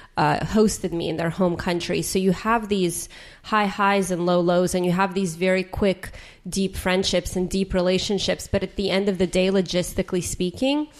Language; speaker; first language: English; native; English